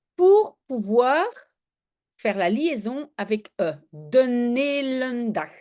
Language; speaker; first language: French; native; French